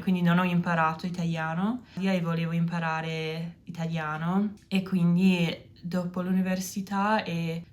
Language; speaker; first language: Italian; non-native, learner; English